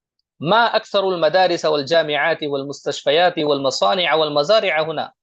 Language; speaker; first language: Arabic; non-native, fluent; Urdu